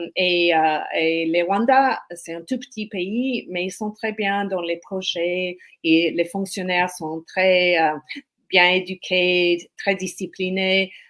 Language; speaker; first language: French; non-native, fluent; English